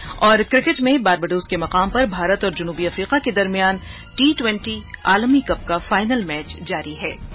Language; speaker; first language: Urdu; native; Urdu